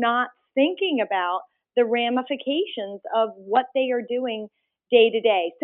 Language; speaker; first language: English; native; English